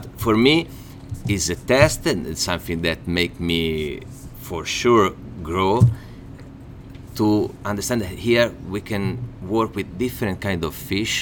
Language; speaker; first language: English; non-native, learner; Italian